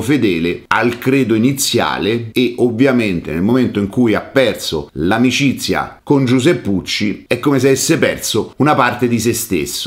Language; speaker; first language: Italian; native; Italian